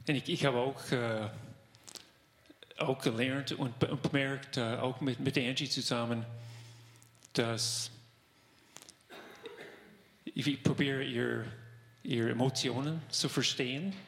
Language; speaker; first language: German; non-native, fluent; English